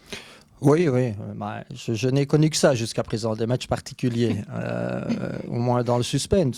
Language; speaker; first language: French; native; French